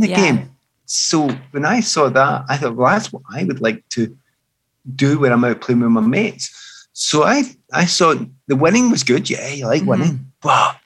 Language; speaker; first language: English; native; English